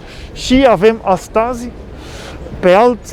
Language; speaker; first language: Romanian; non-native, learner; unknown